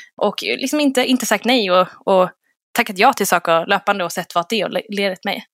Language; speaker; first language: Swedish; native; Swedish